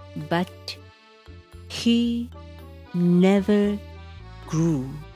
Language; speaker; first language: English; non-native, fluent; Japanese